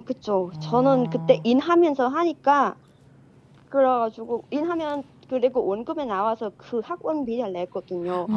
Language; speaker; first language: Korean; non-native, fluent; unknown